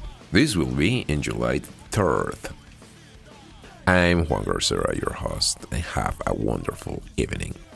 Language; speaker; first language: English; non-native, fluent; Spanish